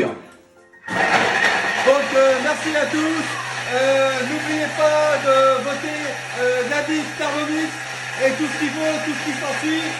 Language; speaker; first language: French; native; French